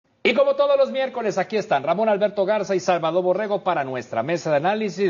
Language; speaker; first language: Spanish; native; Spanish